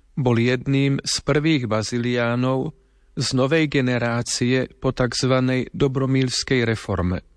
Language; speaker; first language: Slovak; native; Slovak